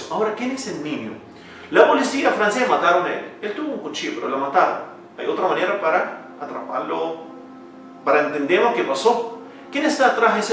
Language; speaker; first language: Spanish; non-native, fluent; Arabic